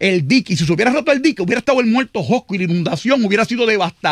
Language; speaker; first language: Spanish; native; Spanish